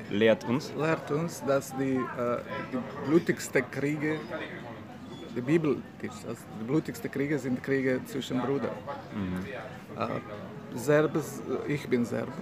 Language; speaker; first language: German; non-native, learner; Bosnian